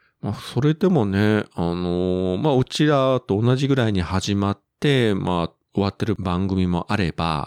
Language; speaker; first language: Japanese; native; Japanese